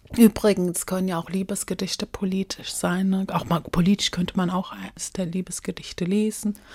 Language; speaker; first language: German; early bilingual, other home language; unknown